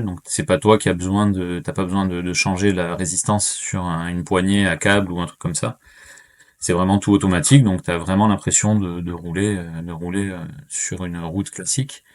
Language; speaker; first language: French; native; French